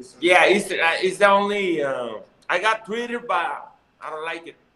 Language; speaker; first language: English; non-native, learner; Spanish